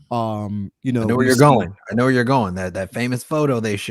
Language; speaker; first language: English; native; English